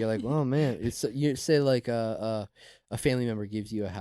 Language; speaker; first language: English; native; English